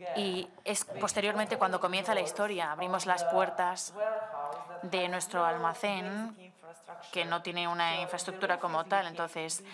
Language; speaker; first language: Spanish; non-native, fluent; Slovenian